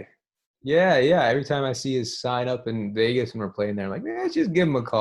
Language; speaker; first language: English; native; English